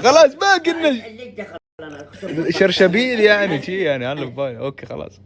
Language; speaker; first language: Arabic; native; Arabic